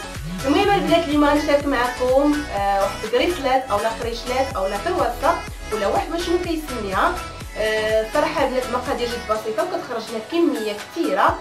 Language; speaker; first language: Arabic; native; Arabic